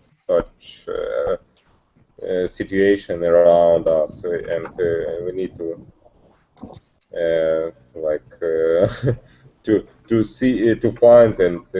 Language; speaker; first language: English; non-native, learner; Russian